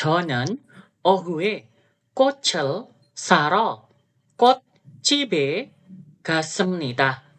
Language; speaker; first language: Korean; non-native, fluent; Indonesian